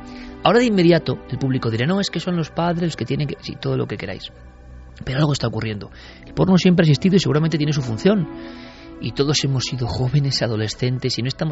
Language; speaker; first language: Spanish; native; Spanish